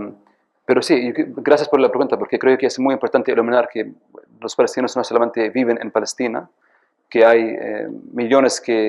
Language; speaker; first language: Spanish; non-native, fluent; Arabic